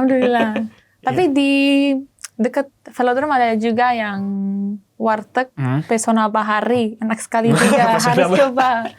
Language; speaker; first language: Indonesian; non-native, learner; German